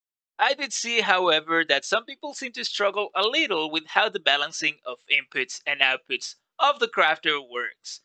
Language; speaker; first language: English; non-native, fluent; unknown